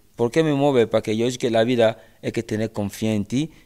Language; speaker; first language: Spanish; non-native, fluent; French